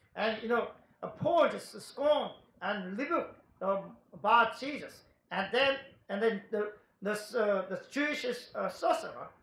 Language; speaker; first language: English; non-native, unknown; Korean